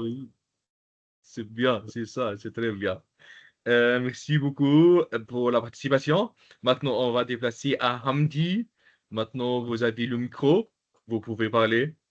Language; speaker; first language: French; non-native, local second language; Arabic